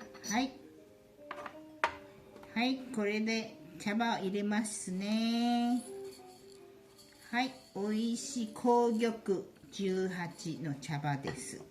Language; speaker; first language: Japanese; non-native, fluent; Chinese